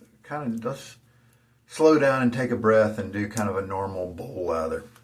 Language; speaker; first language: English; native; English